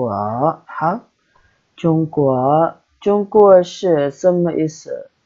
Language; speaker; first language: Chinese; non-native, learner; Indonesian